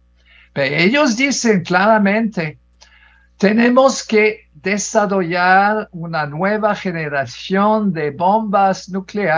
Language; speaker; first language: Spanish; non-native, fluent; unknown